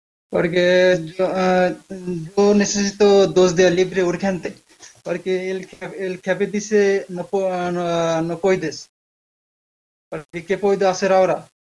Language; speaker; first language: Spanish; non-native, learner; Bangla